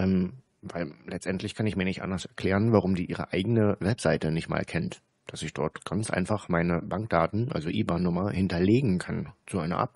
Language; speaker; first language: German; native; German